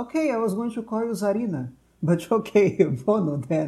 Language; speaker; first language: English; non-native, fluent; Portuguese